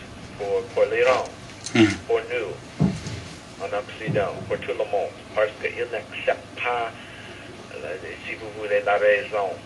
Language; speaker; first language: French; non-native, fluent; English